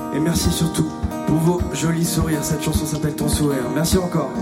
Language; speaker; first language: French; native; French